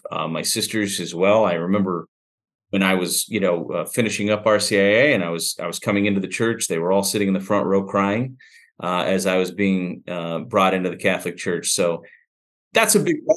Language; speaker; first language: English; native; English